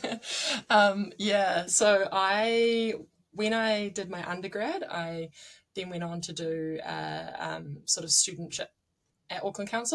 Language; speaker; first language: English; native; English